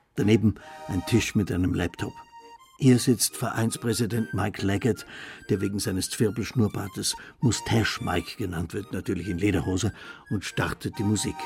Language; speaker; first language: German; native; German